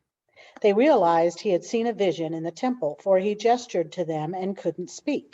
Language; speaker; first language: English; native; English